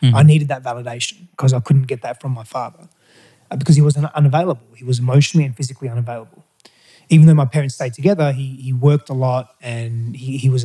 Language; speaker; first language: English; early bilingual, other home language; Greek